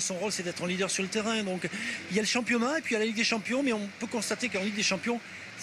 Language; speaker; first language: French; native; French